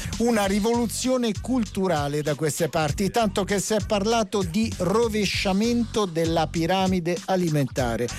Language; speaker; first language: Italian; native; Italian